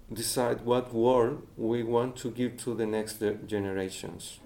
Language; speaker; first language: English; non-native, fluent; Spanish